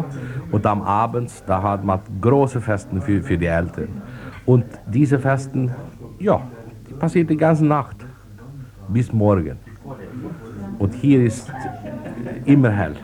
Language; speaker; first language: German; non-native, fluent; Swedish